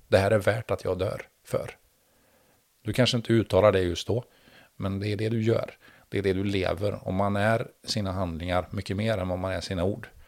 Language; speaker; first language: Swedish; native; Swedish